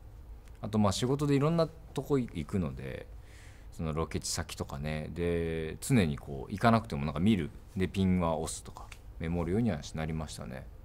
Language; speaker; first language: Japanese; native; Japanese